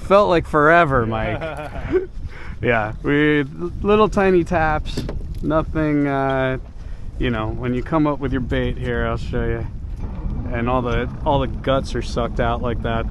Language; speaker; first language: English; native; English